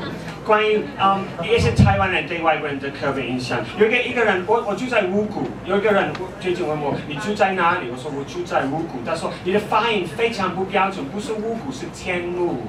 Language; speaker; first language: Chinese; non-native, fluent; English